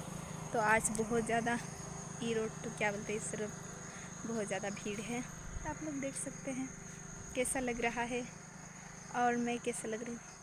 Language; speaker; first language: Hindi; non-native, local second language; Santali